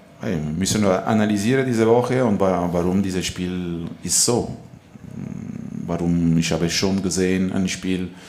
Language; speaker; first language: German; non-native, local second language; French